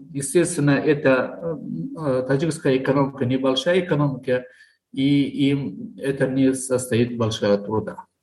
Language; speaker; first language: Russian; non-native, local second language; Tajik